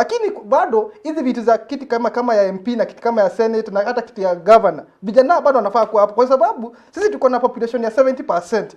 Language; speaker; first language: Swahili; non-native, local second language; Kikuyu